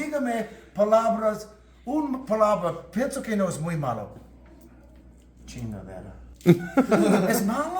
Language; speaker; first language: Spanish; non-native, learner; English